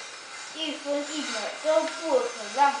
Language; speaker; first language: Chinese; early bilingual, heritage; Chinese